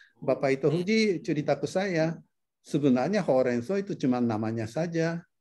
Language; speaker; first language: Indonesian; non-native, fluent; Japanese